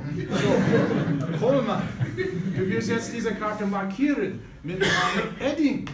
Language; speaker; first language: German; non-native, fluent; English